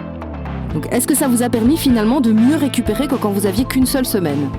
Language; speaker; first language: French; native; French